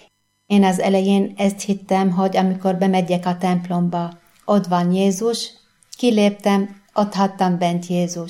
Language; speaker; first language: Hungarian; non-native, fluent; Arabic